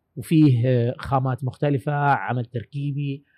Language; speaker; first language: Arabic; native; Arabic